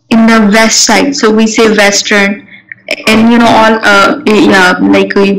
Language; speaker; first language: English; non-native, local second language; Urdu